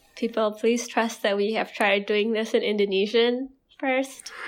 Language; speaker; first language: English; non-native, fluent; Indonesian